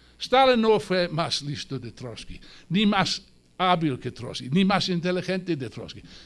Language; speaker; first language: Spanish; non-native, fluent; English